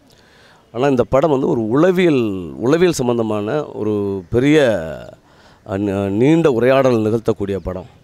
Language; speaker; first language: Tamil; native; Tamil